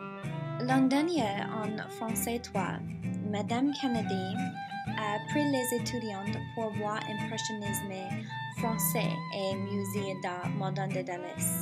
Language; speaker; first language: French; non-native, learner; English